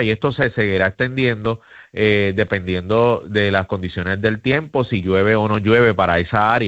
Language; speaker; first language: Spanish; native; Spanish